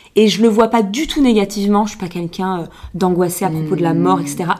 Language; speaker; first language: French; native; French